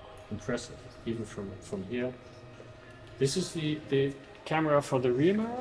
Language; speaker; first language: English; non-native, fluent; German